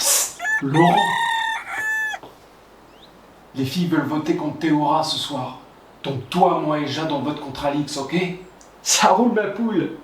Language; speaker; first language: French; native; French